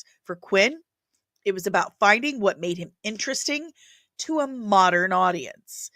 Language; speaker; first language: English; native; English